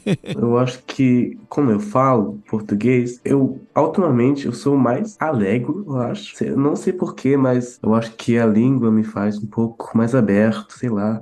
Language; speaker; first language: Portuguese; early bilingual, heritage; Portuguese